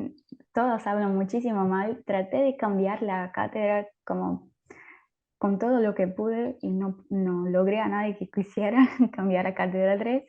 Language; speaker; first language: Spanish; native; Spanish